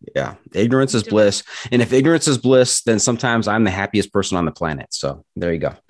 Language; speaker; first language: English; native; English